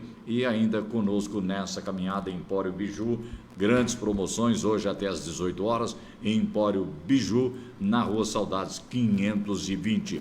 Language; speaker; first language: Portuguese; native; Portuguese